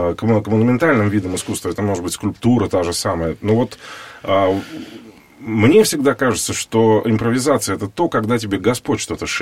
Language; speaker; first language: Russian; native; Russian